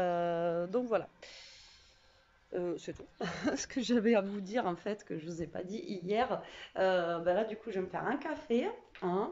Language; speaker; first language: French; native; French